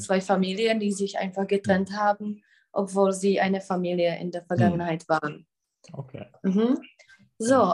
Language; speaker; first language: German; non-native, fluent; Czech